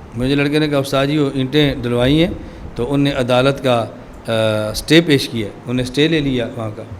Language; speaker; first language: Urdu; non-native, local second language; Punjabi